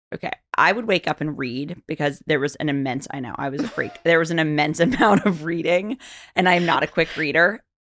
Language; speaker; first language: English; native; English